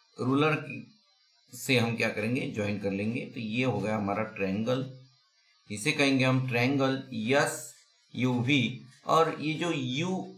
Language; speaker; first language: Hindi; non-native, local second language; Marathi